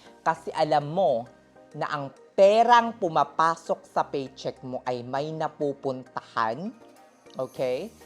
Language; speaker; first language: Filipino; native; Filipino